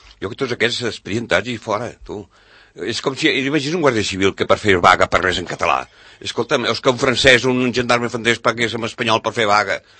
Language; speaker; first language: Catalan; native; Catalan